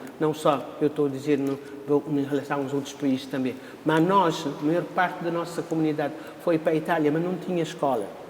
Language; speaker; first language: Portuguese; non-native, local second language; Kabuverdianu